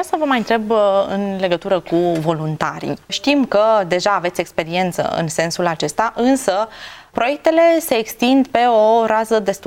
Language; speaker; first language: Romanian; native; Romanian